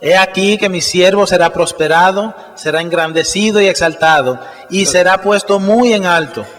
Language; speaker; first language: Spanish; native; Spanish